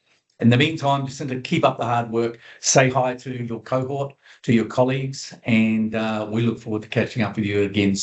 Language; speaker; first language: English; native; English